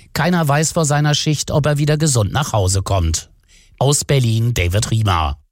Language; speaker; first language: German; native; German